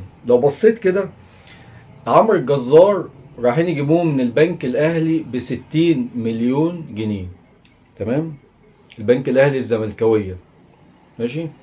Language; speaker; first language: Arabic; native; Arabic